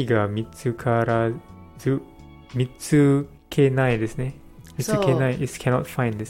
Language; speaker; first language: Japanese; non-native, learner; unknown